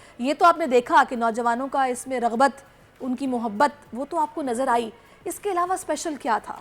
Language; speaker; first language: Urdu; native; Urdu